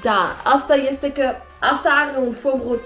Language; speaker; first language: Romanian; non-native, learner; Dutch